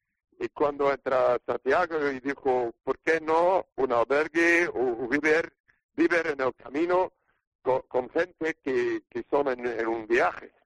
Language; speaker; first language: Spanish; non-native, learner; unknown